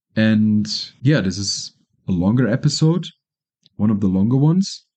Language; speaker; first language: English; non-native, fluent; German